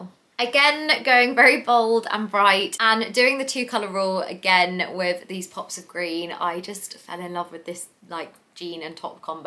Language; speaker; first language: English; native; English